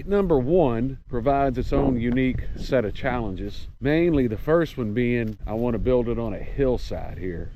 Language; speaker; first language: English; native; English